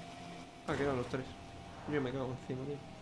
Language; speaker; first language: Spanish; native; Spanish